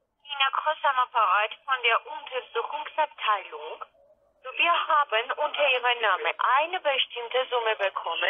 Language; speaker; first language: German; non-native, learner; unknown